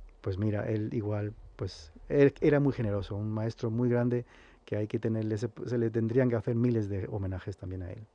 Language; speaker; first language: Spanish; early bilingual, heritage; Spanish